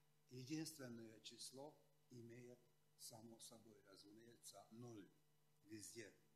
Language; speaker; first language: Russian; non-native, fluent; Hungarian